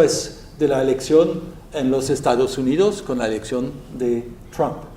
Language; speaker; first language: Spanish; non-native, learner; French